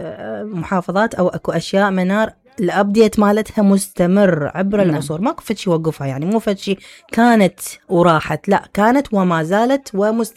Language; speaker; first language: Arabic; native; Arabic